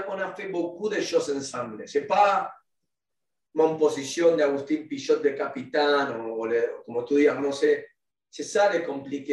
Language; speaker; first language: French; non-native, learner; Spanish